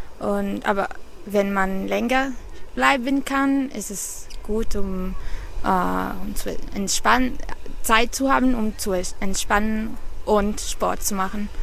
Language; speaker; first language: German; non-native, fluent; Italian